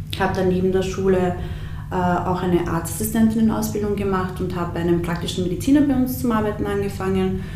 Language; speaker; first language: German; early bilingual, other home language; Bosnian